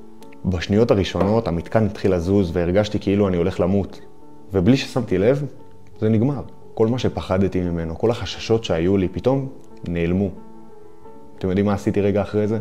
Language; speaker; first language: Hebrew; native; Hebrew